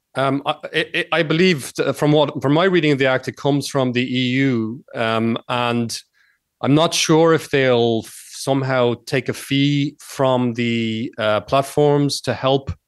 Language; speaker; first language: English; native; English